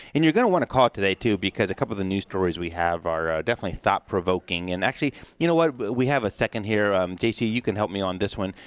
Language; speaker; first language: English; native; English